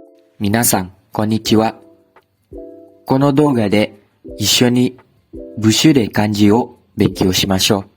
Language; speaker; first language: Japanese; non-native, learner; Indonesian